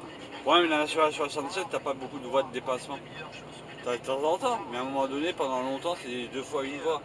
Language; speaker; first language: French; native; French